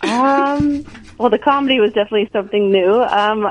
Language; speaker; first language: English; native; English